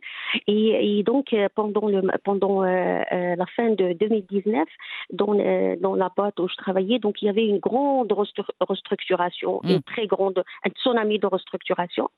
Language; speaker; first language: French; non-native, local second language; Arabic